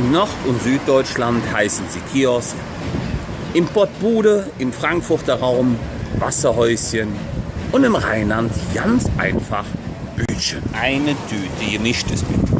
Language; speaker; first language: German; native; German